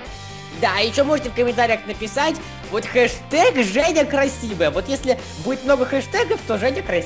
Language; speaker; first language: Russian; native; Russian